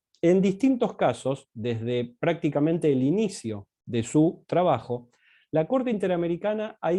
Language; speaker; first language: Spanish; native; Spanish